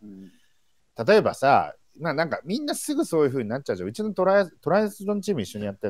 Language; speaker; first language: Japanese; native; Japanese